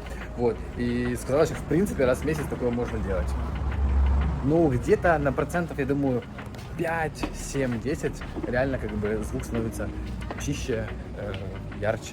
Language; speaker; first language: Russian; native; Russian